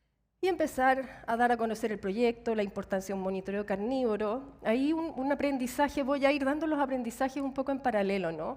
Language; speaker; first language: Spanish; native; Spanish